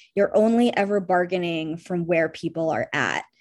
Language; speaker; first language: English; early bilingual, heritage; Russian